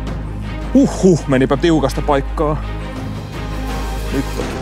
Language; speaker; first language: Finnish; native; Finnish